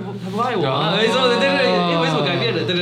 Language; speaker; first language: Chinese; non-native, fluent; French